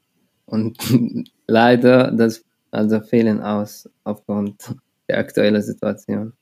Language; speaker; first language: German; non-native, learner; Arabic